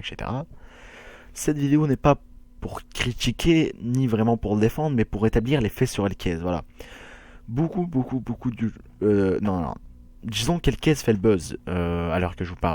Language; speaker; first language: French; native; French